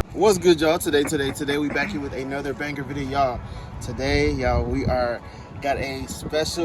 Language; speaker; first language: English; native; English